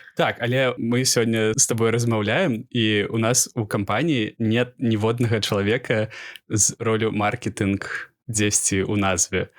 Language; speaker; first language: Belarusian; non-native, local second language; Russian